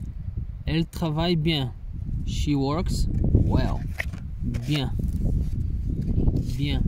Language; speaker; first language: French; non-native, learner; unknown